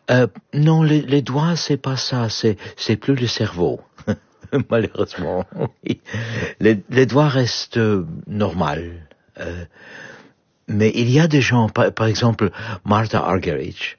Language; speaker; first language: French; non-native, fluent; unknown